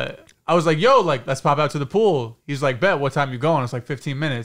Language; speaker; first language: English; native; English